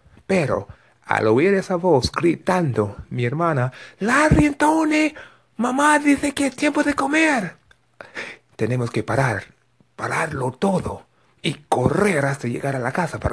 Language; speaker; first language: Spanish; non-native, fluent; English